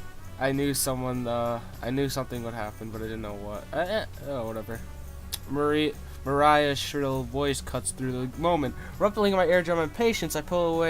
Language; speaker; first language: English; native; English